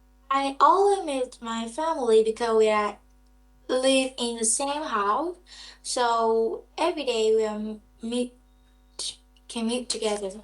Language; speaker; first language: English; non-native, learner; Vietnamese